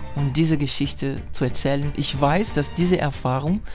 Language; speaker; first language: German; non-native, fluent; Portuguese